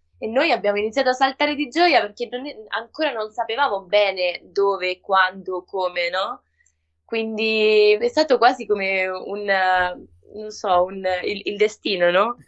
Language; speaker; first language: Italian; non-native, fluent; Spanish